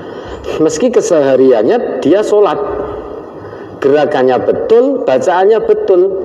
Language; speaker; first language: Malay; non-native, local second language; Javanese